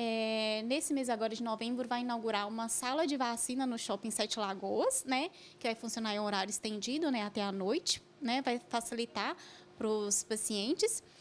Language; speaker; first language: Portuguese; native; Portuguese